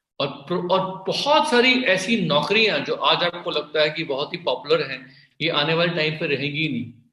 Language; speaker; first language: Hindi; native; Hindi